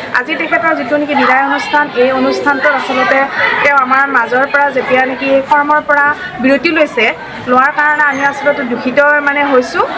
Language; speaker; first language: Assamese; native; Assamese